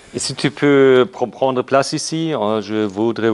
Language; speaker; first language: French; non-native, learner; German